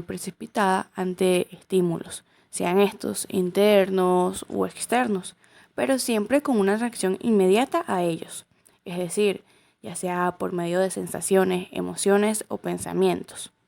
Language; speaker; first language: Spanish; native; Spanish